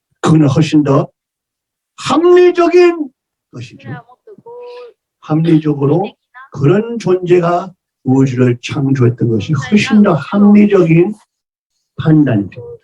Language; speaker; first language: Korean; early bilingual, heritage; Korean